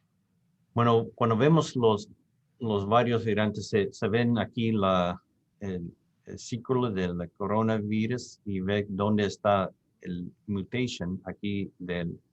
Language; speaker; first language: Spanish; non-native, fluent; English